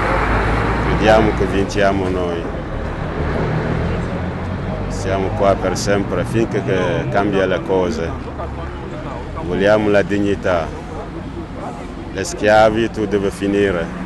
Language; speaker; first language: Italian; non-native, learner; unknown